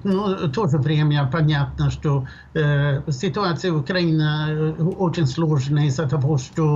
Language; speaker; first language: Russian; non-native, fluent; Swedish